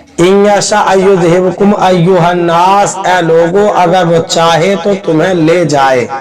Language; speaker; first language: Urdu; native; Urdu